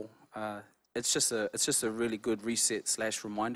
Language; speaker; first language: English; native; English